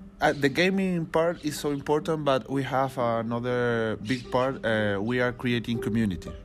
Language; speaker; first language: English; non-native, learner; Spanish